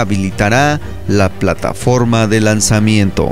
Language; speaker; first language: Spanish; native; Spanish